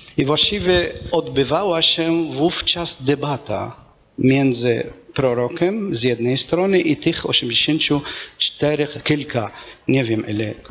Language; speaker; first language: Polish; non-native, fluent; Arabic